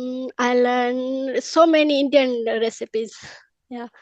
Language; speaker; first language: English; non-native, learner; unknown